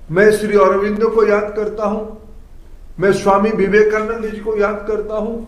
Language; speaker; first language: Hindi; non-native, local second language; Odia